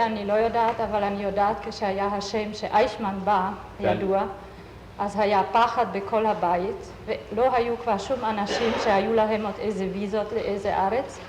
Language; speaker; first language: Hebrew; non-native, fluent; German